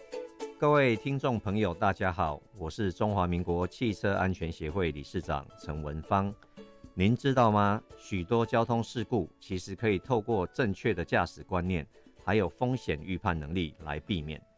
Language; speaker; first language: Chinese; native; Chinese